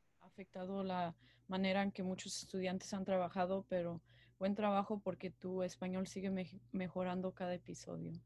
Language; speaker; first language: Spanish; early bilingual, heritage; Spanish